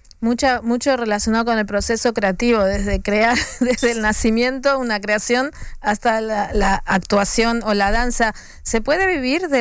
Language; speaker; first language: Spanish; native; Spanish